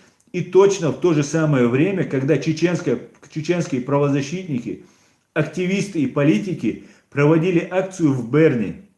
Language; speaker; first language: Russian; non-native, local second language; Chechen